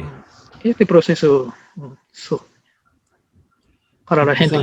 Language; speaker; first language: Spanish; non-native, learner; Japanese